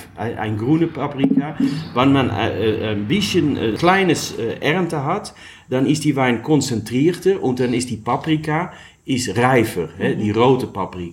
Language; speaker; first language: German; non-native, learner; Dutch